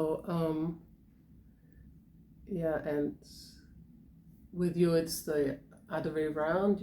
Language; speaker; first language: English; non-native, fluent; German